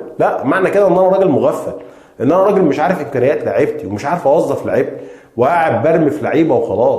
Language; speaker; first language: Arabic; native; Arabic